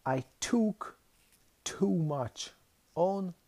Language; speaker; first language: English; non-native, fluent; Hungarian